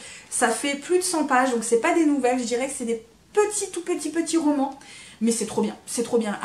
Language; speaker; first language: French; native; French